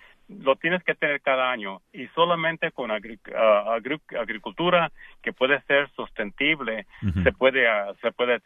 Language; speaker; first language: Spanish; early bilingual, heritage; Spanish